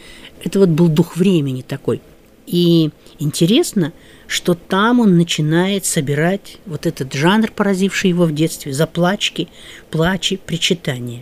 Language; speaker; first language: Russian; native; Russian